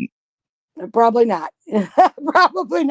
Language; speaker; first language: English; native; English